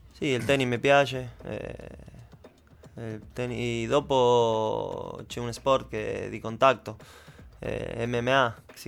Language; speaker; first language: Italian; non-native, learner; Spanish